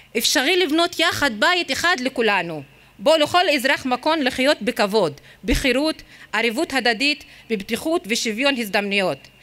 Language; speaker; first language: Hebrew; non-native, local second language; Arabic